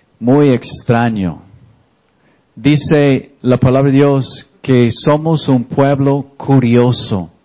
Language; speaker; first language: Spanish; non-native, fluent; English